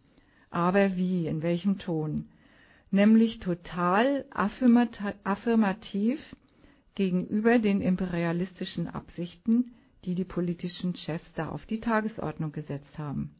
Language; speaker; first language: German; native; German